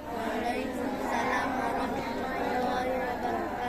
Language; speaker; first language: Indonesian; native; Indonesian